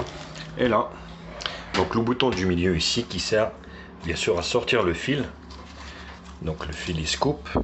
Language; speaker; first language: French; native; French